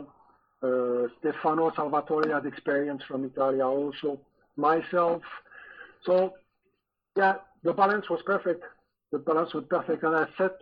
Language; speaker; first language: English; non-native, fluent; French